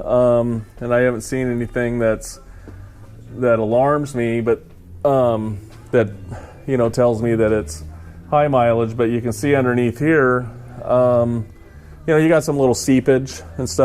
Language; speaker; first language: English; native; English